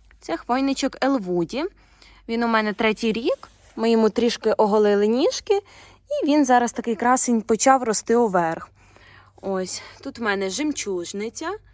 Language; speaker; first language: Ukrainian; non-native, local second language; Russian